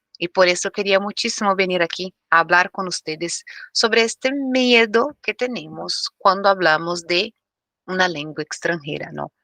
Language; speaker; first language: Spanish; non-native, fluent; Portuguese